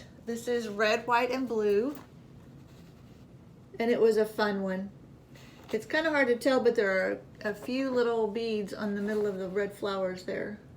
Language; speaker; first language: English; native; English